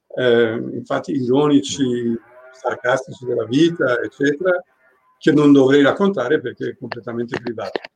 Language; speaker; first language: Italian; non-native, fluent; Persian